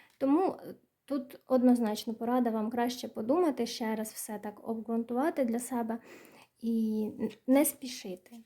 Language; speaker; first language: Ukrainian; non-native, local second language; Russian